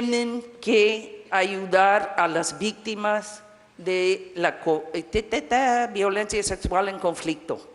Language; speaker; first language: Spanish; non-native, fluent; English